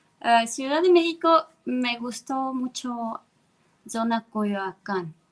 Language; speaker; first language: Spanish; non-native, fluent; Estonian